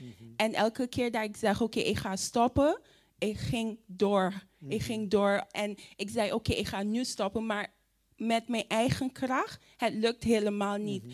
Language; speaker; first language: Dutch; non-native, fluent; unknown